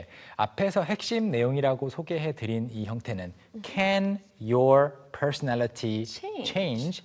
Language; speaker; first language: Korean; native; Korean